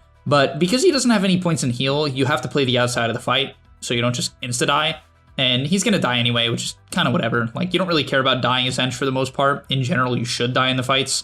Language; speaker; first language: English; native; English